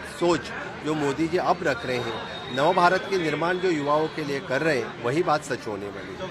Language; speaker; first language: Hindi; non-native, local second language; Konkani